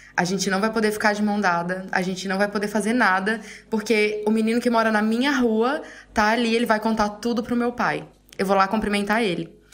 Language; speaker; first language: Portuguese; native; Portuguese